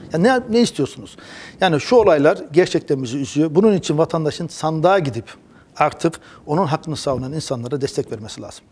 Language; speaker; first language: Turkish; early bilingual, heritage; Turkish